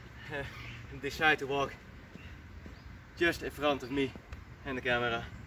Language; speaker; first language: English; non-native, fluent; Dutch